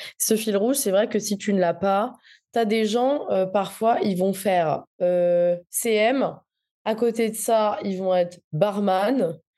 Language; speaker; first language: French; non-native, local second language; Morisyen